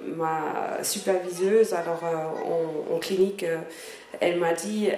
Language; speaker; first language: French; non-native, fluent; German